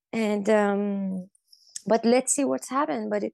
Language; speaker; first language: English; non-native, fluent; Persian